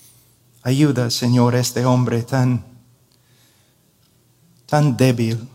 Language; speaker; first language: Spanish; non-native, fluent; English